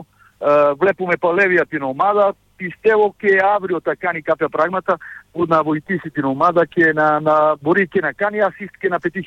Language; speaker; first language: Greek; non-native, fluent; Serbian